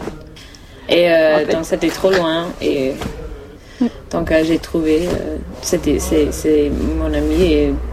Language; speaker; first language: French; non-native, learner; English